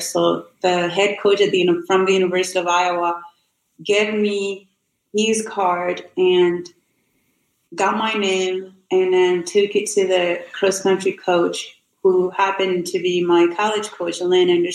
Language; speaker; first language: English; non-native, fluent; Rundi